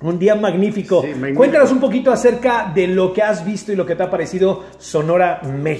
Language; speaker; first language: Spanish; native; Spanish